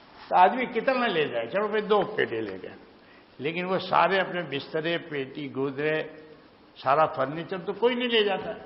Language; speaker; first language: Urdu; non-native, local second language; Gujarati